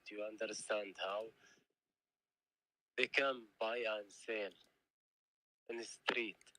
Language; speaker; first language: English; non-native, learner; Arabic